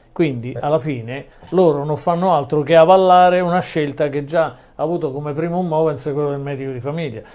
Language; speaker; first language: Italian; native; Italian